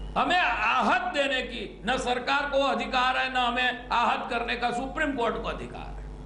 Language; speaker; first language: Hindi; non-native, local second language; Gujarati